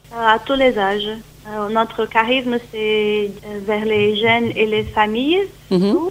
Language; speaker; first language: French; non-native, fluent; Portuguese